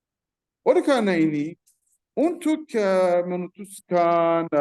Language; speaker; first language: Indonesian; non-native, fluent; Persian